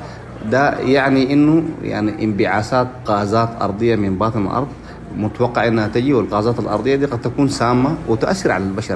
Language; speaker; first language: Arabic; native; Arabic